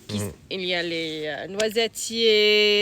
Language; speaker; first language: French; non-native, learner; English